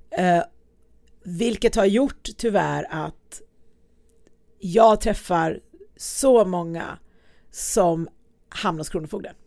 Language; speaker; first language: Swedish; early bilingual, other home language; Persian